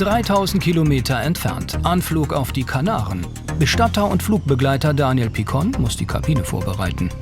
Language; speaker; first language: German; native; German